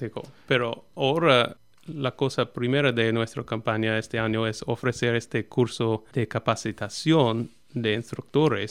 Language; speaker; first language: Spanish; non-native, fluent; English